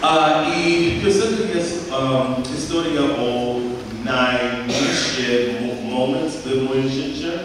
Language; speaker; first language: Polish; non-native, learner; English